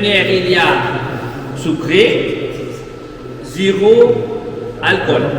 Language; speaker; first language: French; non-native, learner; Portuguese